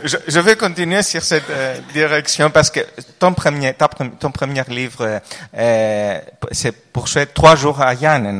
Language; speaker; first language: French; non-native, fluent; Greek